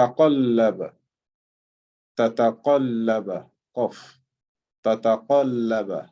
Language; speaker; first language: Arabic; non-native, fluent; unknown